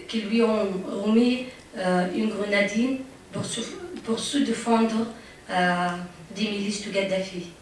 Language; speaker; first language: French; non-native, fluent; Arabic